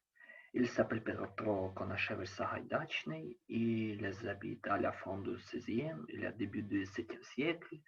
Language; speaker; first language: French; non-native, learner; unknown